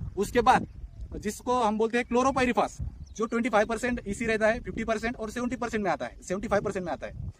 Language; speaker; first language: Hindi; non-native, local second language; Marathi